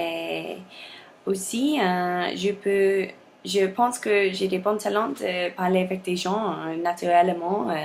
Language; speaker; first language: French; non-native, learner; English